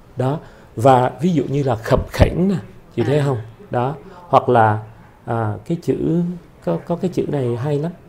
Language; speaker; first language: Vietnamese; early bilingual, heritage; Vietnamese